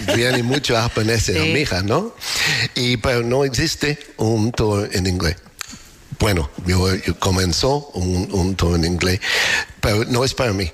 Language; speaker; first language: Spanish; non-native, learner; English